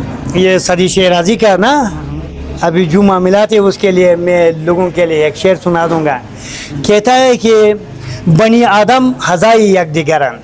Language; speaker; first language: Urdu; non-native, fluent; Persian